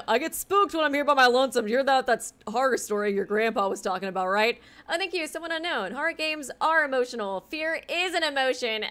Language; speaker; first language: English; native; English